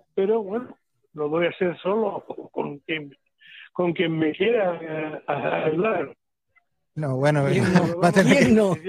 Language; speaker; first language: Spanish; native; Spanish